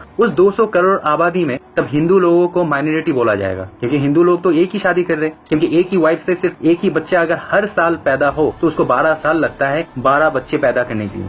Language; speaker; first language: Hindi; non-native, fluent; Bangla